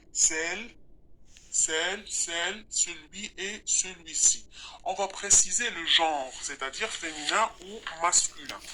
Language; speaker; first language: French; non-native, local second language; Arabic